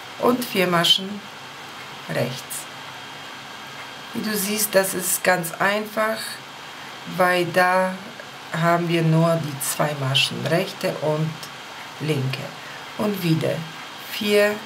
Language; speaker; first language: German; non-native, fluent; Polish